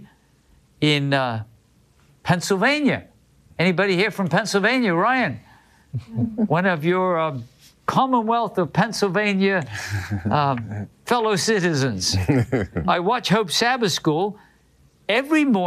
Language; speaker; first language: English; native; English